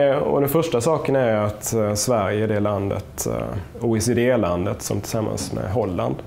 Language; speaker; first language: Swedish; native; Swedish